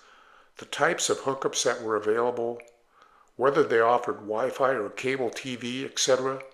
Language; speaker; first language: English; native; English